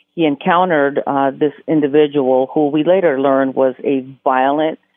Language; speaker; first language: English; early bilingual, other home language; Spanish